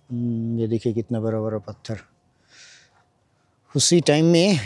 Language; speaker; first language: Hindi; non-native, fluent; Bangla